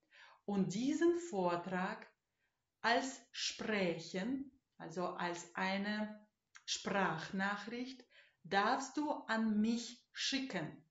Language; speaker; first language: German; non-native, fluent; Russian